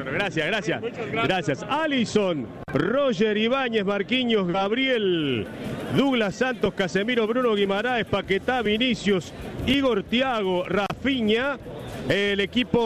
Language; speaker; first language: Spanish; native; Spanish